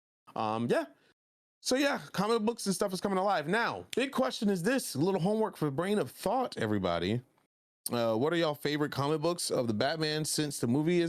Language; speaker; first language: English; native; English